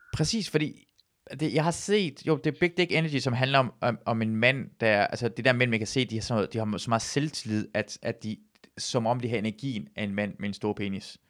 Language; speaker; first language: Danish; early bilingual, other home language; Persian